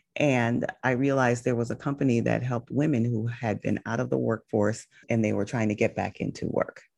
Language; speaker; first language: English; native; English